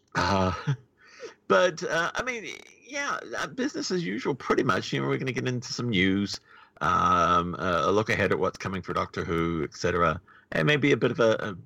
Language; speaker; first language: English; native; English